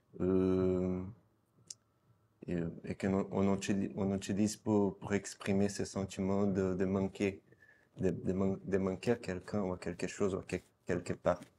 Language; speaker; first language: French; non-native, fluent; Portuguese